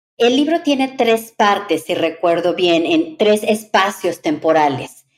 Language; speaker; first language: Spanish; native; Spanish